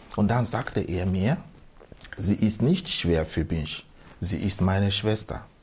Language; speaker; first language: German; non-native, fluent; Igbo